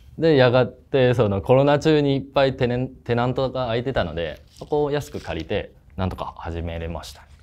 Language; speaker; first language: Japanese; non-native, fluent; Chinese